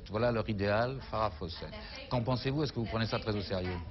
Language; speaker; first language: French; native; French